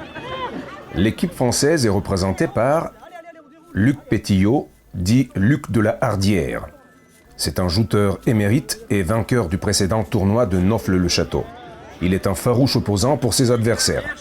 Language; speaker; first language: French; native; French